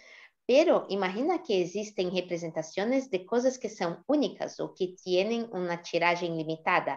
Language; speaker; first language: Spanish; non-native, fluent; Portuguese